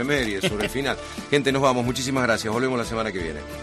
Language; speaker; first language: Spanish; native; Spanish